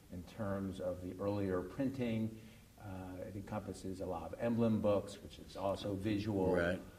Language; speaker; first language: English; native; English